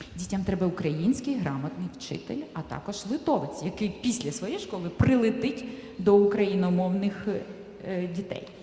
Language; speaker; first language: Ukrainian; native; Ukrainian